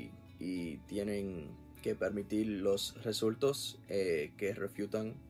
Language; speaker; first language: Spanish; non-native, learner; English